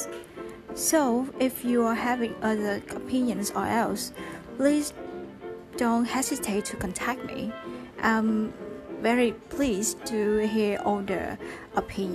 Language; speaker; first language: English; non-native, fluent; Vietnamese